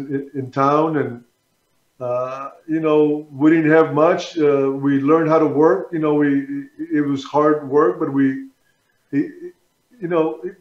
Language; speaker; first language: English; native; English